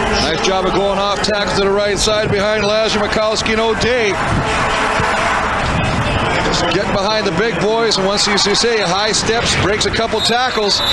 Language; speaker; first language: English; native; English